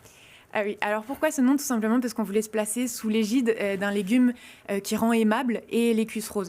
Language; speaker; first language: French; native; French